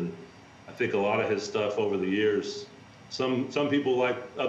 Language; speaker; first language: English; native; English